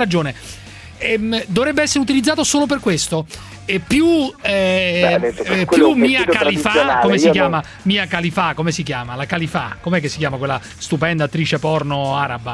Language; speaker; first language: Italian; native; Italian